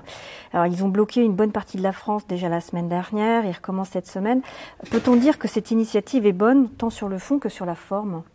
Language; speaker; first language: French; native; French